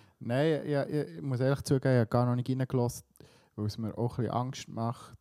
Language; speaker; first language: German; early bilingual, other home language; Swiss German